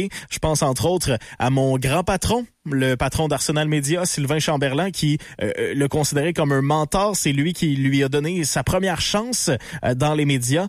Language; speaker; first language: French; native; French